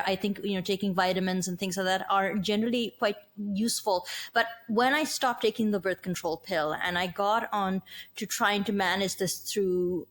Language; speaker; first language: English; native; English